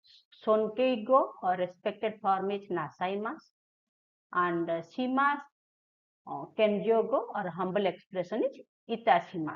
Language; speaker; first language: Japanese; non-native, fluent; Hindi